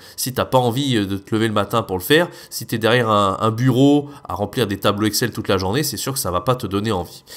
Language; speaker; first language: French; native; French